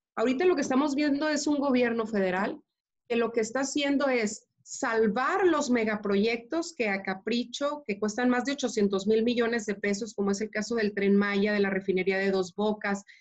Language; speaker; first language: Spanish; native; Spanish